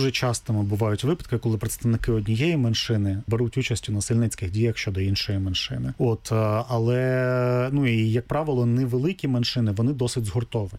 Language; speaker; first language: Ukrainian; native; Ukrainian